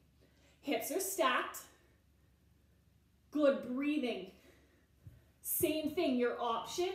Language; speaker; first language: English; native; English